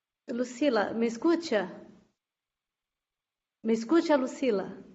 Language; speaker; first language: Spanish; non-native, fluent; Portuguese